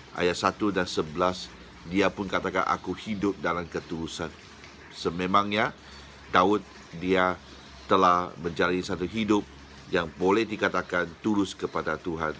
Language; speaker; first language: Malay; non-native, local second language; Chinese